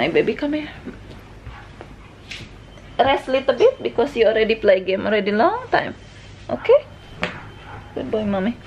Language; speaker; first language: English; non-native, learner; Indonesian